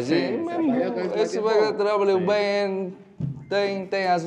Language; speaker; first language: Portuguese; non-native, learner; Vietnamese